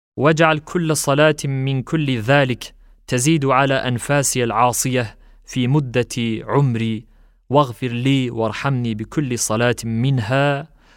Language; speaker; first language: Arabic; non-native, fluent; Turkish